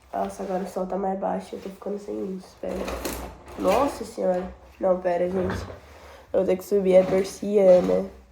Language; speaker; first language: Portuguese; native; Portuguese